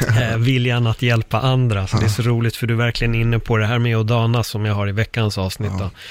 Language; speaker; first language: Swedish; native; Swedish